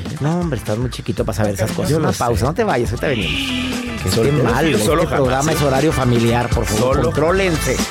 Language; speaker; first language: Spanish; native; Spanish